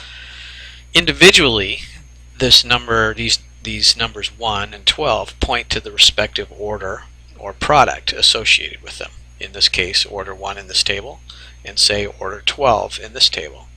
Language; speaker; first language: English; native; English